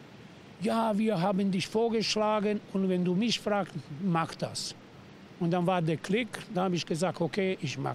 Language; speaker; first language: German; non-native, fluent; Serbian